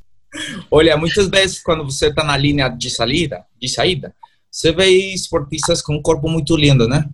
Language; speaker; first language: Portuguese; non-native, learner; Spanish